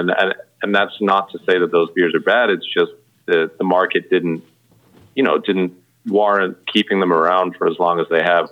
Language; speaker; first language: English; native; English